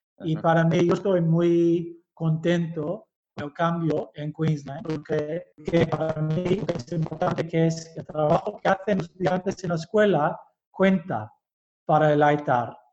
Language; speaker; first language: Spanish; early bilingual, heritage; Basque